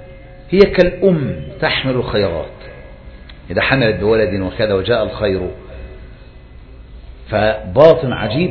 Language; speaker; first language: Arabic; native; Arabic